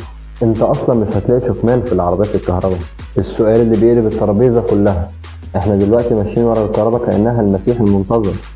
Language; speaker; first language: Arabic; native; Arabic